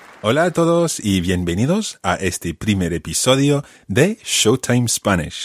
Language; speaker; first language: Spanish; non-native, fluent; English